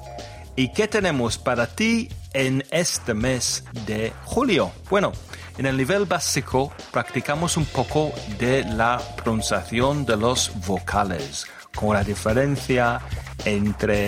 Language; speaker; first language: Spanish; non-native, fluent; English